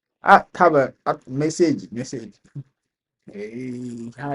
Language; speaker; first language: Japanese; non-native, learner; English